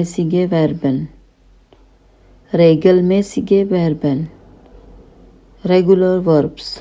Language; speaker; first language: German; non-native, fluent; Hindi